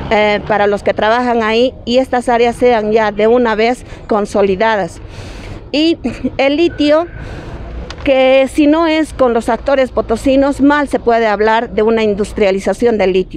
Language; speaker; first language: Spanish; native; Spanish